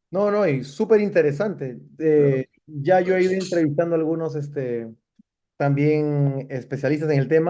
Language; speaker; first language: Spanish; native; Spanish